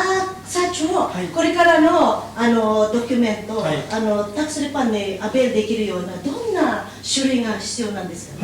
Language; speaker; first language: Japanese; non-native, learner; Filipino